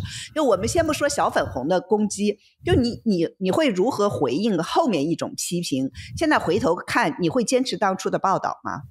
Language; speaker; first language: Chinese; native; Chinese